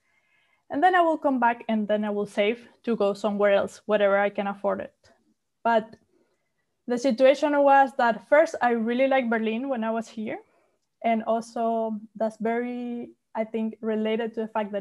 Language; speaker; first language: English; non-native, fluent; Spanish